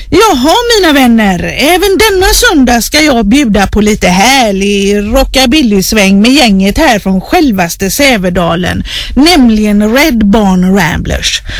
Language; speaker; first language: Swedish; native; Swedish